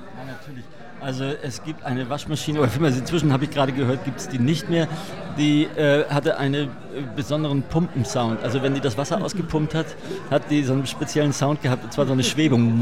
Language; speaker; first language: German; native; German